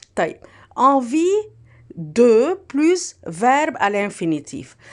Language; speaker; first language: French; non-native, fluent; Arabic